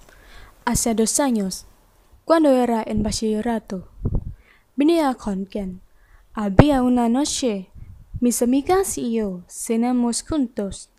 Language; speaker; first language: Spanish; non-native, learner; Thai